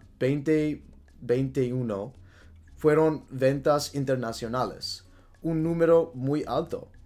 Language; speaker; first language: Spanish; non-native, learner; English